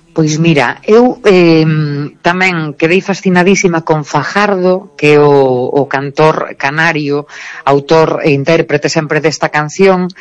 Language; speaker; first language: Galician; native; Galician